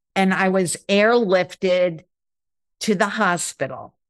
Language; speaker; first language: English; native; English